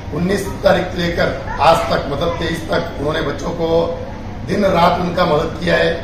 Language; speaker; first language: Hindi; non-native, local second language; Marathi